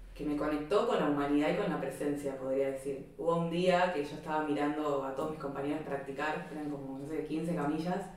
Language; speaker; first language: Spanish; native; Spanish